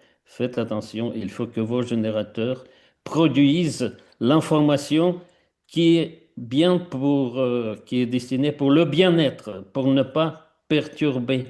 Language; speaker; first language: French; non-native, fluent; Russian